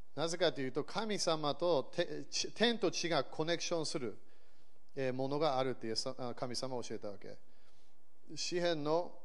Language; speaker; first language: Japanese; early bilingual, other home language; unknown